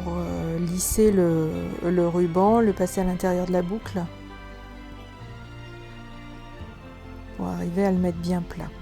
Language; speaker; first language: French; native; French